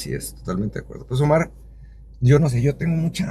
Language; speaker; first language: Spanish; native; Spanish